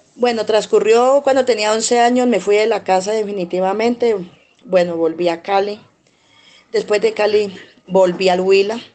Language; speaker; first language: Spanish; native; Spanish